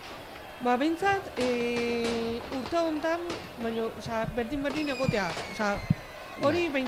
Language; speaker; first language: Basque; non-native, local second language; Spanish